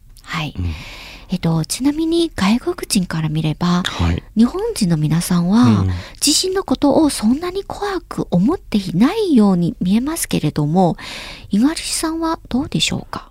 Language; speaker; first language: Japanese; non-native, fluent; Chinese